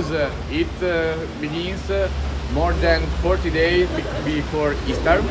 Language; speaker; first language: English; non-native, learner; Italian